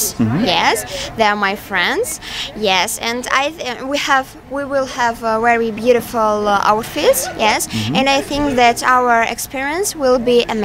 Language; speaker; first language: English; non-native, learner; Russian